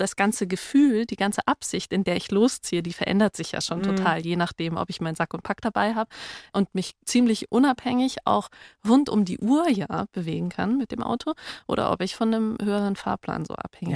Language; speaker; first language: German; native; German